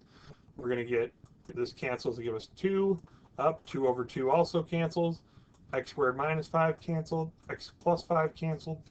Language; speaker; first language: English; native; English